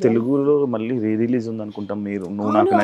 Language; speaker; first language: Telugu; native; Telugu